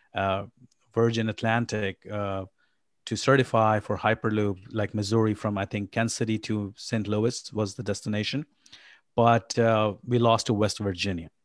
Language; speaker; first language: English; non-native, local second language; Urdu